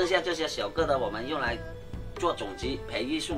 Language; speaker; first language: Chinese; native; Chinese